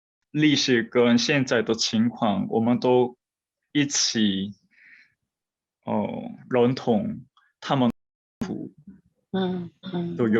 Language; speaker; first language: Chinese; non-native, fluent; Korean